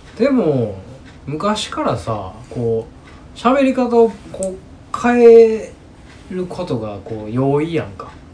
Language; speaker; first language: Japanese; native; Japanese